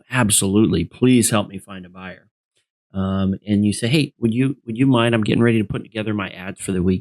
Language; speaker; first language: English; native; English